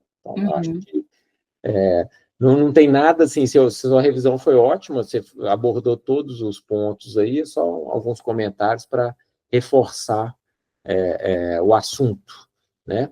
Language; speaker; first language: Portuguese; native; Portuguese